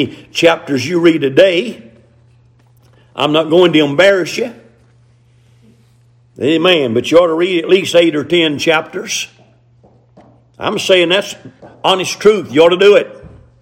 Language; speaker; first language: English; native; English